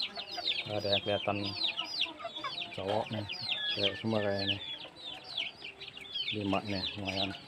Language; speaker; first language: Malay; non-native, local second language; Javanese